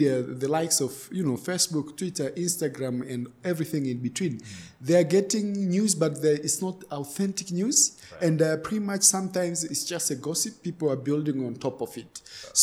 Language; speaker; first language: English; non-native, local second language; Swahili